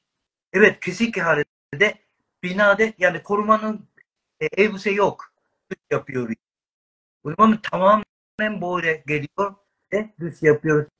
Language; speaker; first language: Turkish; non-native, learner; Japanese